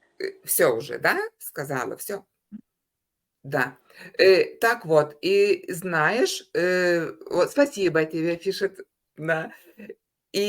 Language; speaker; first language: Russian; non-native, fluent; Lithuanian